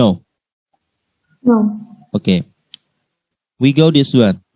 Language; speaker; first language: English; non-native, learner; Indonesian